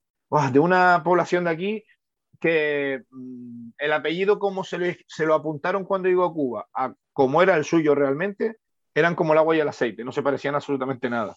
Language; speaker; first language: Spanish; native; Spanish